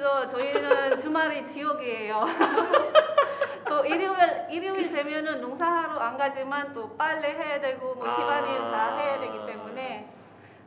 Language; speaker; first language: Korean; non-native, fluent; Filipino